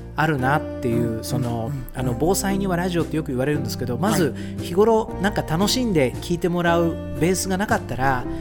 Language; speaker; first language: Japanese; early bilingual, other home language; Portuguese